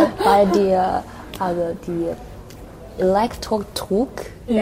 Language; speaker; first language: German; non-native, learner; Chinese